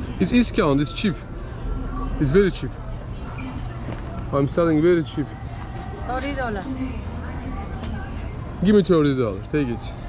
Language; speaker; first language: English; non-native, learner; Turkish